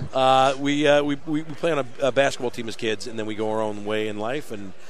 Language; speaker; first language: English; native; English